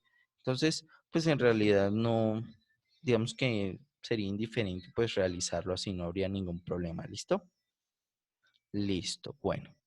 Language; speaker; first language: Spanish; native; Spanish